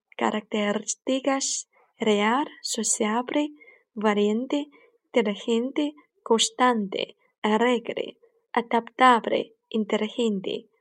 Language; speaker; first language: Spanish; non-native, learner; Chinese